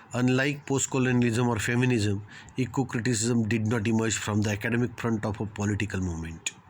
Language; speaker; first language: English; non-native, local second language; Marathi